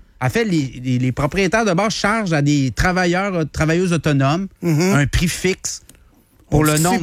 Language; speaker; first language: French; native; French